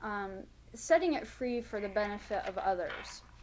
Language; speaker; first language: English; native; English